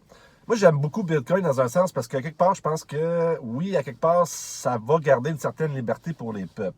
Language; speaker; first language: French; native; French